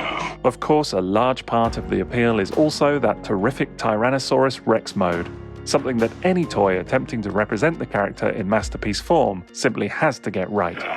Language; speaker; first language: English; native; English